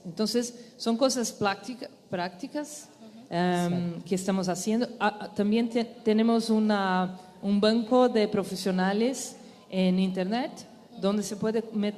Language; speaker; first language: Spanish; non-native, learner; Portuguese